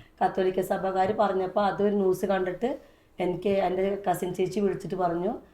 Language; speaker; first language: Malayalam; native; Malayalam